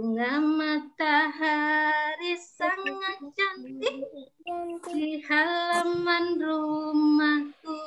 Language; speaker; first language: Indonesian; native; Indonesian